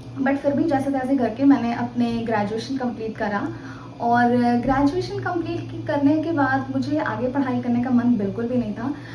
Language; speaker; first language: Hindi; native; Hindi